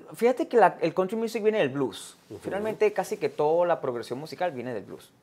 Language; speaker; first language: Spanish; native; Spanish